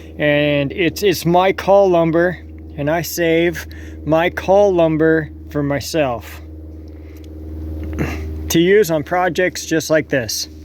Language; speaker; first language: English; native; English